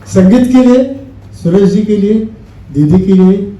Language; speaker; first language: Hindi; non-native, local second language; Marathi